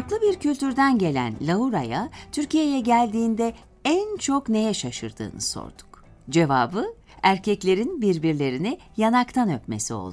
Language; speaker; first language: Turkish; native; Turkish